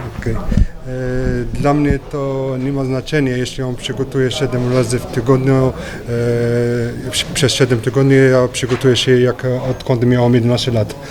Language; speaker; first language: Polish; non-native, learner; French